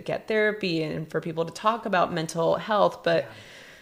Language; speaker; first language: English; native; English